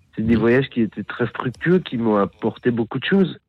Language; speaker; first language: French; native; French